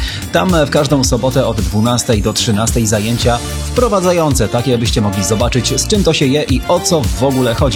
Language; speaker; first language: Polish; native; Polish